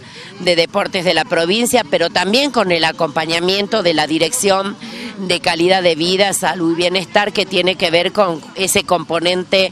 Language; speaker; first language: Spanish; native; Spanish